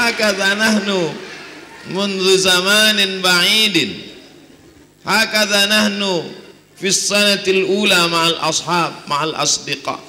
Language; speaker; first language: Arabic; non-native, fluent; Indonesian